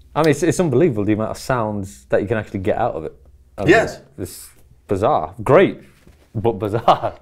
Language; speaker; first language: English; native; English